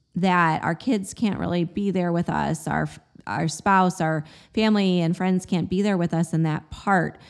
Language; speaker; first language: English; native; English